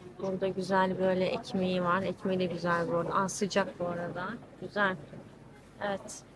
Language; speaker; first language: Turkish; native; Turkish